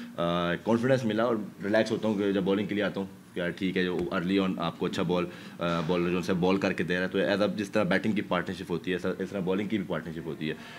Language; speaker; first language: Urdu; native; Urdu